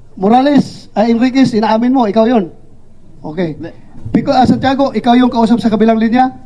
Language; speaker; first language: Filipino; non-native, local second language; Cebuano